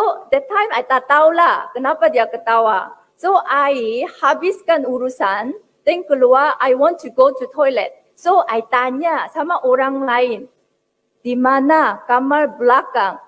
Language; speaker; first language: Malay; non-native, fluent; Korean